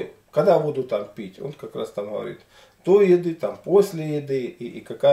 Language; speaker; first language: Russian; native; Russian